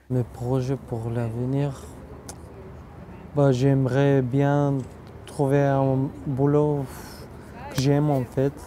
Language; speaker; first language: French; non-native, fluent; Bulgarian